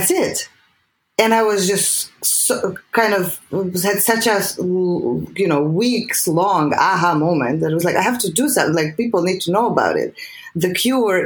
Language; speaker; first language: English; non-native, fluent; Serbian